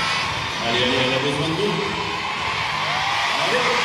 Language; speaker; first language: French; native; French